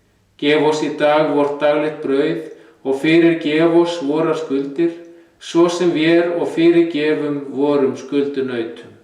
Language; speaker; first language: Icelandic; native; Icelandic